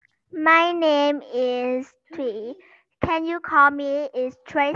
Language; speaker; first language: English; non-native, learner; Vietnamese